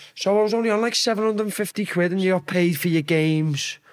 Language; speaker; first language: English; native; English